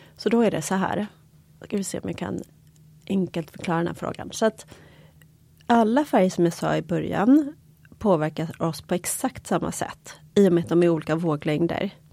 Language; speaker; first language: Swedish; early bilingual, other home language; Polish